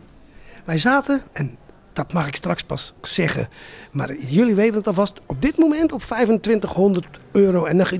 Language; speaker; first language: Dutch; native; Dutch